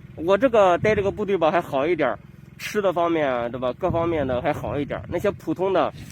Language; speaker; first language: Chinese; native; Chinese